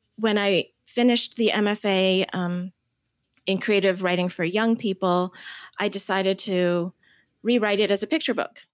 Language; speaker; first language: English; early bilingual, other home language; Chinese